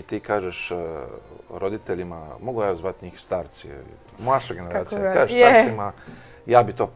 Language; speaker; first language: Croatian; native; Croatian